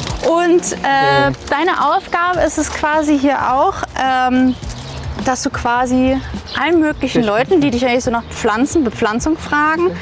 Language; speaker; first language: German; native; German